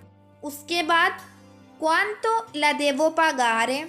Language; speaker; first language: Italian; non-native, fluent; Urdu